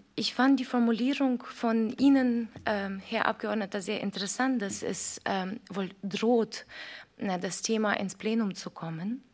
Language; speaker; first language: German; non-native, fluent; Ukrainian